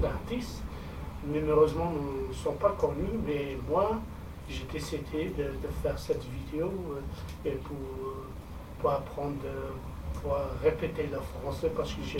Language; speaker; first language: French; non-native, fluent; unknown